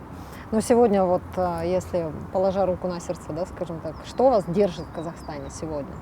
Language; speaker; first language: Russian; native; Russian